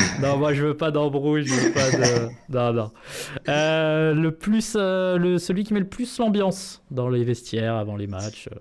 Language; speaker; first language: French; native; French